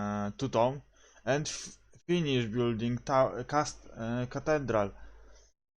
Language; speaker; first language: English; non-native, learner; Polish